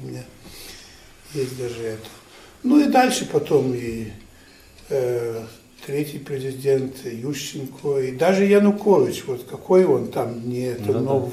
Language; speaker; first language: Russian; non-native, fluent; Ukrainian